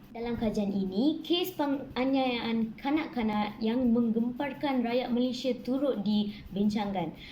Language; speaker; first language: Malay; non-native, local second language; Tamil